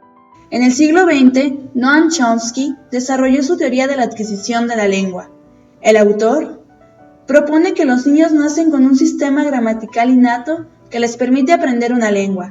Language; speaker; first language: Spanish; native; Spanish